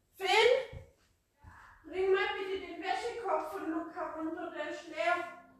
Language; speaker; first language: German; native; German